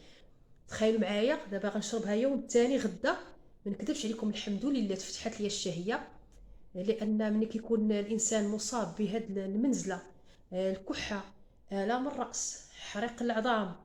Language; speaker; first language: Arabic; native; Arabic